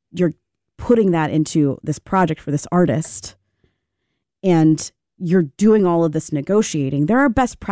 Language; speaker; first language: English; native; English